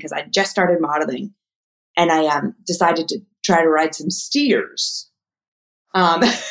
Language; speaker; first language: English; native; English